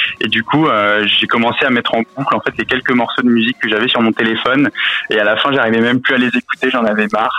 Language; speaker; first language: French; native; French